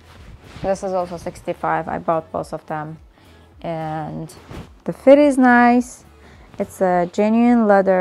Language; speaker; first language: English; non-native, fluent; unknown